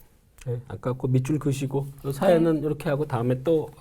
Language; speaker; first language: Korean; native; Korean